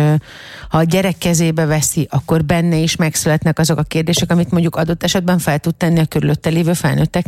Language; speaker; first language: Hungarian; native; Hungarian